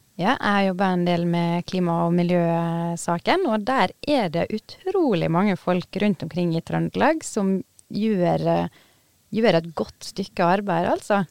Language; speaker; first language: Norwegian; native; Norwegian